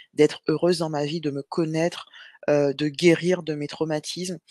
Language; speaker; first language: French; native; French